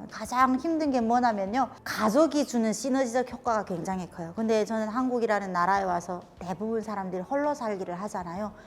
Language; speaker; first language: Korean; native; Korean